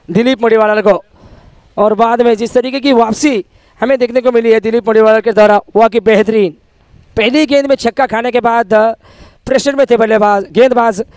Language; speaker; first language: Hindi; native; Hindi